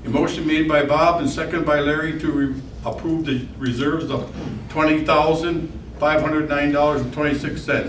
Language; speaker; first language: English; native; English